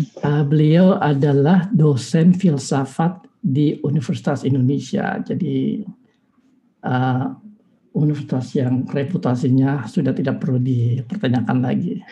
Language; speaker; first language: Indonesian; native; Indonesian